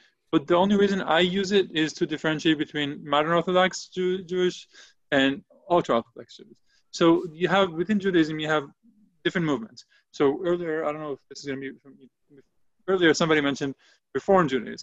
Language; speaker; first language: English; non-native, fluent; Hebrew